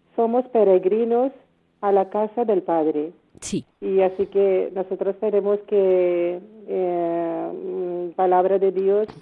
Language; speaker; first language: Spanish; non-native, learner; Malayalam